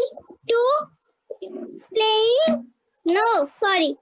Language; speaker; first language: English; non-native, learner; Hindi